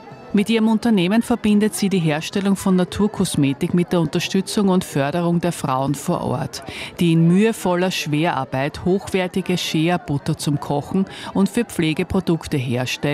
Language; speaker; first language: German; native; German